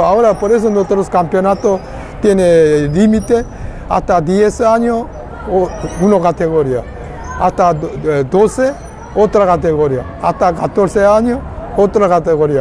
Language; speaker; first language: Spanish; non-native, learner; Korean